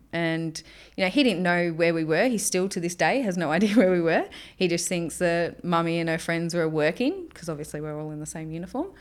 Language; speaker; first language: English; native; English